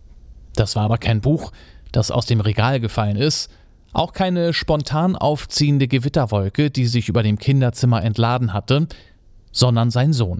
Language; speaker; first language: German; native; German